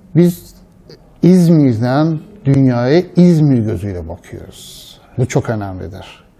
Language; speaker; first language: Turkish; non-native, fluent; Persian